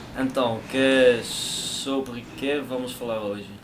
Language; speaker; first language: Portuguese; non-native, learner; Dutch